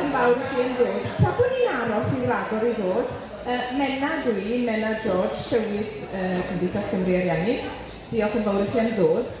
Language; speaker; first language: Welsh; native; Welsh